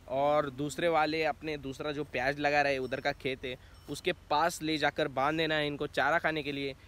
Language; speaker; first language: Hindi; non-native, local second language; Marathi